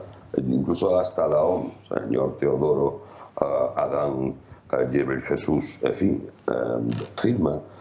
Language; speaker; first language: Spanish; native; Spanish